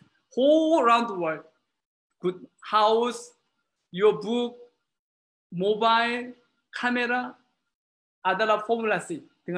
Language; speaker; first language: Indonesian; non-native, learner; Korean